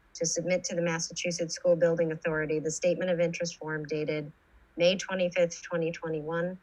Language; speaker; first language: English; native; English